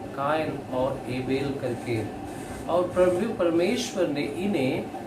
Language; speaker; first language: Hindi; non-native, local second language; Kannada